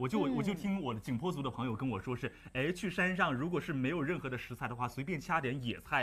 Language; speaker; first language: Chinese; native; Chinese